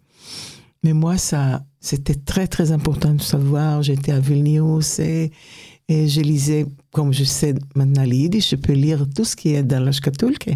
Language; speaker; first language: French; non-native, fluent; Hebrew